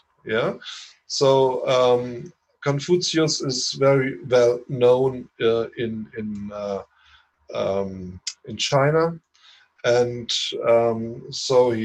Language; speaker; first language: English; non-native, fluent; German